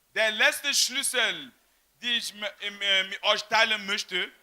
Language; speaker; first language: German; non-native, fluent; French